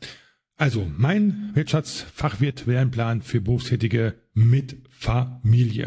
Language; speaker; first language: German; native; German